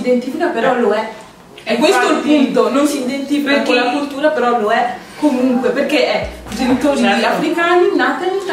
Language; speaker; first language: Italian; early bilingual, other home language; English